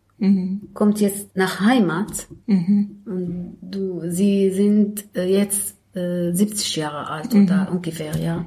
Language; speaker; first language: German; non-native, learner; Arabic